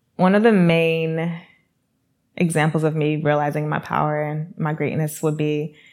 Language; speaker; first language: English; native; English